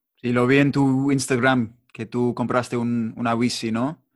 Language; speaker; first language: Spanish; non-native, learner; English